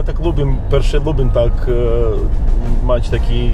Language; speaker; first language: Polish; non-native, learner; Serbian